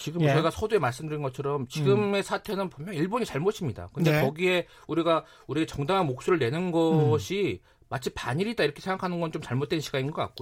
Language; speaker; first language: Korean; native; Korean